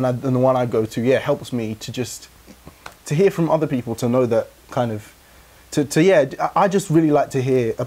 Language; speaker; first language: English; native; English